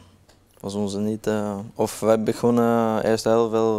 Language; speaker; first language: Dutch; non-native, learner; Norwegian